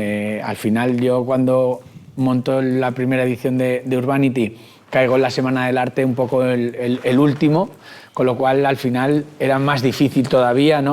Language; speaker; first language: Spanish; native; Spanish